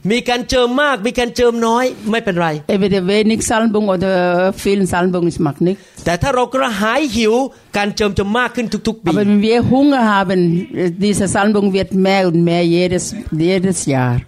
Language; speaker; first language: German; non-native, learner; Thai